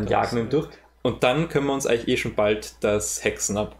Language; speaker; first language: German; native; German